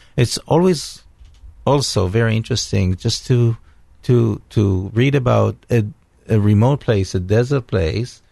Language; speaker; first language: English; non-native, fluent; Hebrew